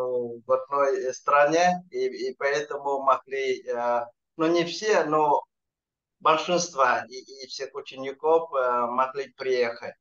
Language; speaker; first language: Russian; non-native, fluent; Vietnamese